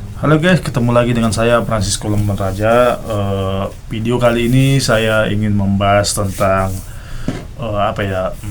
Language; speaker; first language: Indonesian; native; Indonesian